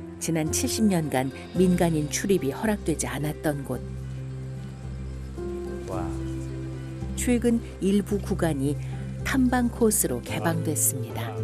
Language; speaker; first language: Korean; native; Korean